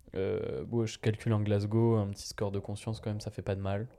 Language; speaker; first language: French; native; French